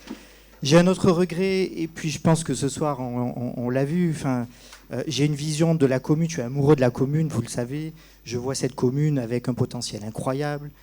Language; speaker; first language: French; native; French